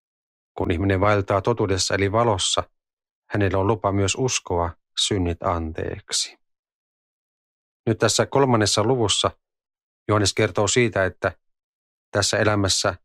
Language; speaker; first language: Finnish; native; Finnish